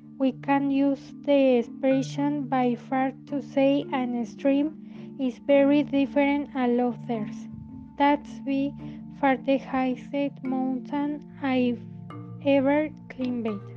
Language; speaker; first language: English; non-native, learner; Spanish